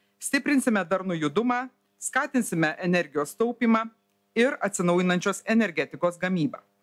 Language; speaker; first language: Lithuanian; native; Lithuanian